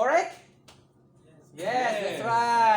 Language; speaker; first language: English; non-native, learner; Indonesian